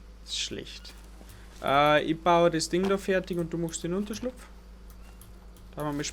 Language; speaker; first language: German; native; German